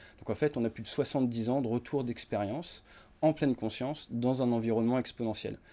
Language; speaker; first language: French; native; French